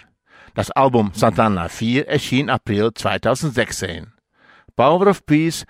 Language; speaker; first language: German; native; German